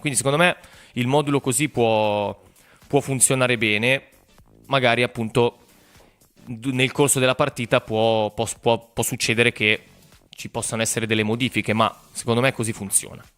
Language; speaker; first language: Italian; native; Italian